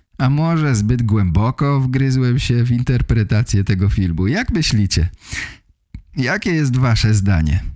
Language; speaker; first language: Polish; native; Polish